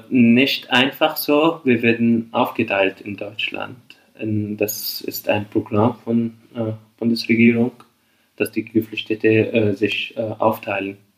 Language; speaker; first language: German; non-native, fluent; Arabic